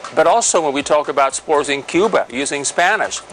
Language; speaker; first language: English; non-native, fluent; Spanish